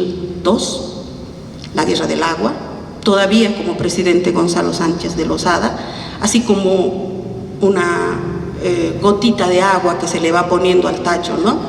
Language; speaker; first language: Spanish; native; Spanish